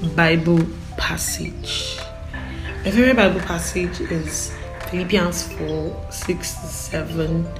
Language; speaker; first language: English; non-native, local second language; Igbo